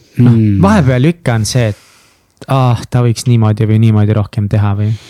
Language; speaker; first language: Estonian; native; Estonian